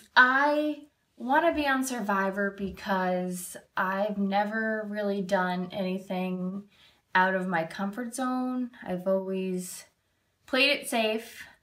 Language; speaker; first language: English; native; English